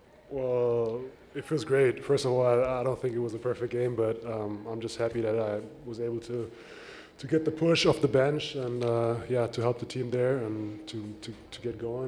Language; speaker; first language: English; non-native, fluent; German